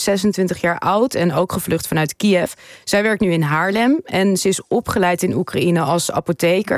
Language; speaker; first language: Dutch; native; Dutch